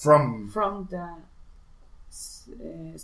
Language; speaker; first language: English; non-native, learner; Spanish